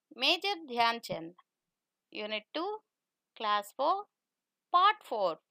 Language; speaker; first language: English; non-native, local second language; Telugu